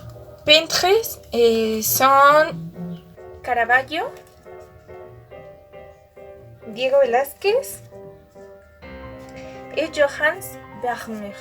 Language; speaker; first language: French; non-native, learner; Spanish